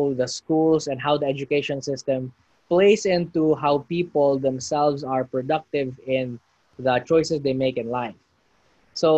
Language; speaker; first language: English; non-native, local second language; Cebuano